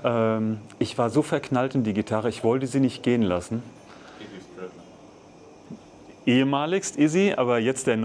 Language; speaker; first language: German; native; German